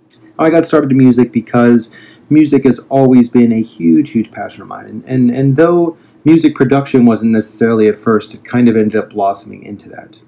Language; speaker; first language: English; native; English